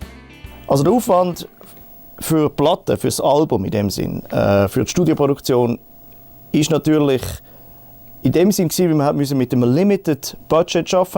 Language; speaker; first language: German; native; German